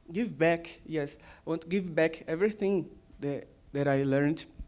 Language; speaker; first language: English; non-native, learner; Portuguese